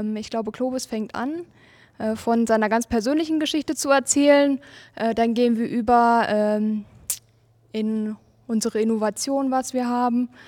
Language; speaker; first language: German; native; German